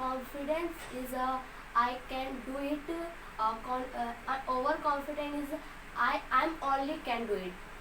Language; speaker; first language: English; non-native, learner; Hindi